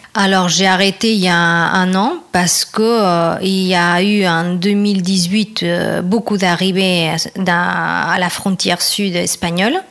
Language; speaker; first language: French; non-native, fluent; Spanish